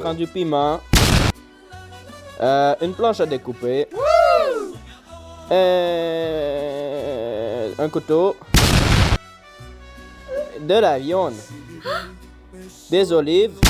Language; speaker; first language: French; native; French